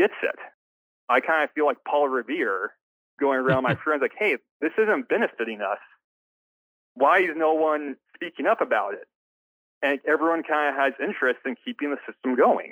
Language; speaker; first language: English; native; English